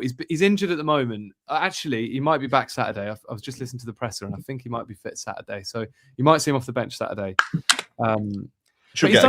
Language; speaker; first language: English; native; English